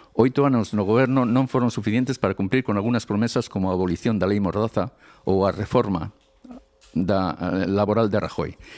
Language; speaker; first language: Galician; non-native, local second language; Spanish